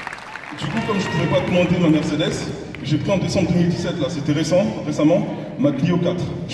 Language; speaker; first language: French; native; French